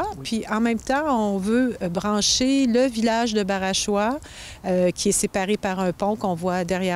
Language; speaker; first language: French; native; French